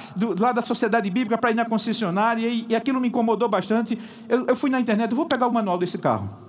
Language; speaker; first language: Portuguese; native; Portuguese